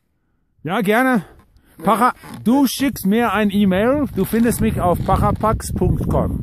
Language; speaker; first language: German; non-native, fluent; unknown